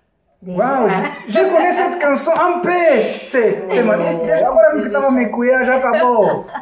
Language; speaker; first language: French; non-native, fluent; Portuguese